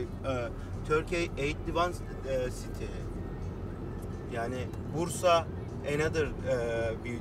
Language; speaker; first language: Turkish; non-native, learner; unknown